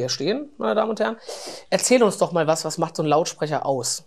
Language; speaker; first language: German; native; German